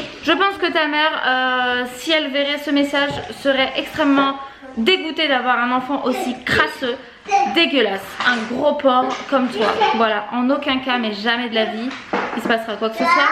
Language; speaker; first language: French; native; French